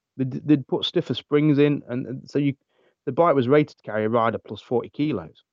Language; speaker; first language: English; native; English